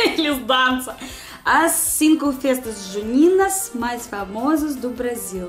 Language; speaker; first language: Portuguese; non-native, learner; Russian